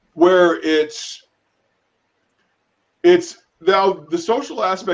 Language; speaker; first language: English; native; English